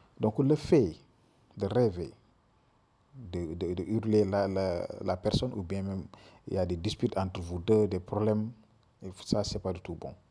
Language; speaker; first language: French; non-native, local second language; Wolof